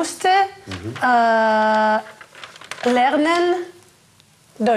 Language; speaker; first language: German; non-native, learner; Russian